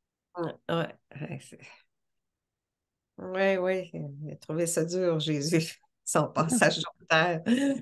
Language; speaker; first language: French; native; French